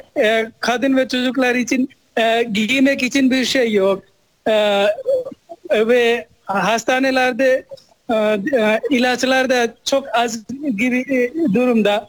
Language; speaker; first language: Turkish; non-native, fluent; Nepali